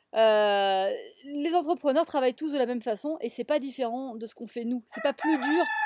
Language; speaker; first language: French; native; French